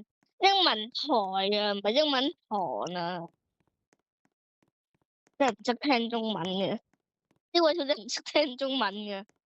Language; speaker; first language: Chinese; early bilingual, heritage; Cantonese